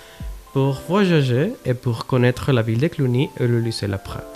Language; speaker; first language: French; non-native, learner; Spanish